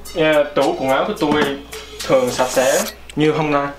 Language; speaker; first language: Vietnamese; early bilingual, heritage; Vietnamese